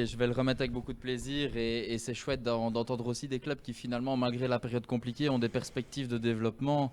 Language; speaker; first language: French; native; French